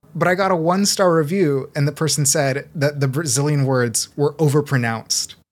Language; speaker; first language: English; early bilingual, other home language; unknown